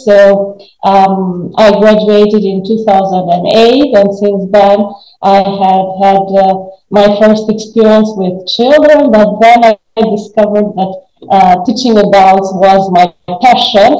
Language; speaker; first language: English; non-native, fluent; Albanian